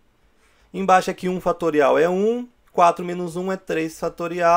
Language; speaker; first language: Portuguese; native; Portuguese